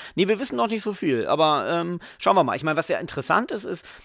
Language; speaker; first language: German; native; German